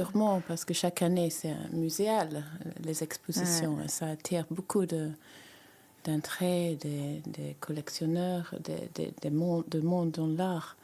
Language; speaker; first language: French; native; French